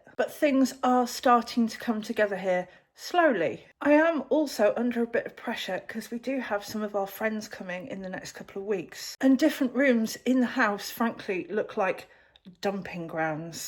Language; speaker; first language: English; native; English